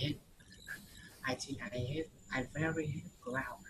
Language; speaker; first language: English; non-native, learner; Vietnamese